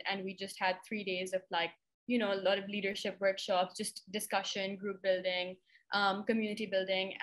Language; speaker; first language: English; non-native, local second language; Urdu